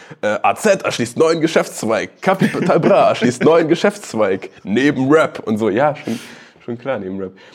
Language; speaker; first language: German; native; German